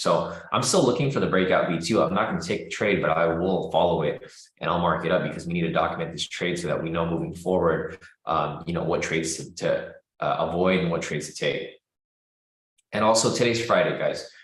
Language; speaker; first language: English; native; English